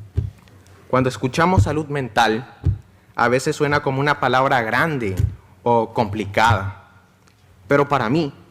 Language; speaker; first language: Spanish; native; Spanish